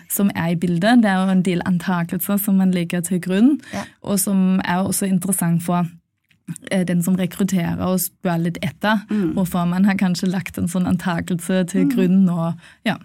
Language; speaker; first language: Norwegian; non-native, fluent; German